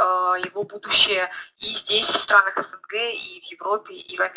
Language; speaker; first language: Russian; native; Russian